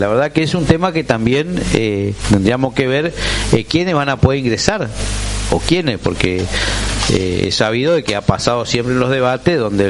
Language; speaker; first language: Spanish; native; Spanish